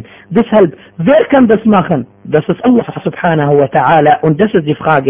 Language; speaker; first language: German; non-native, fluent; Arabic